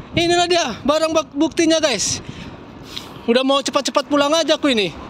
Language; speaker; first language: Indonesian; native; Indonesian